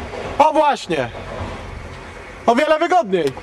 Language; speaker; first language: Polish; native; Polish